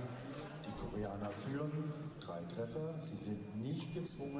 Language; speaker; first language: German; native; German